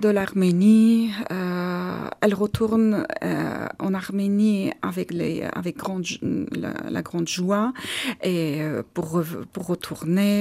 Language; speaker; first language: French; non-native, learner; Armenian